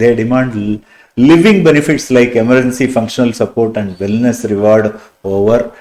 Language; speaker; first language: English; non-native, local second language; Tamil